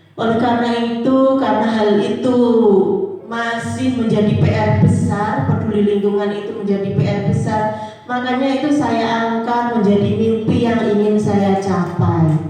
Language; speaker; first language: Indonesian; non-native, local second language; Javanese